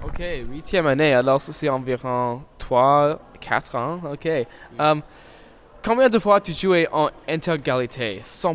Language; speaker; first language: French; non-native, learner; English